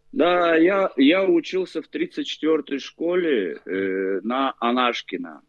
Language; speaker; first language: Russian; native; Russian